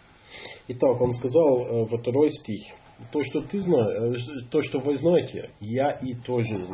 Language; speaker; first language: Russian; non-native, fluent; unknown